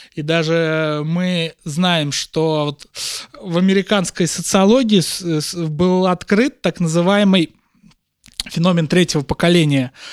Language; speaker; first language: Russian; native; Russian